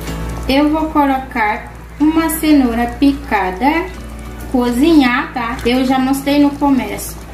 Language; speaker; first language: Portuguese; non-native, fluent; Haitian Creole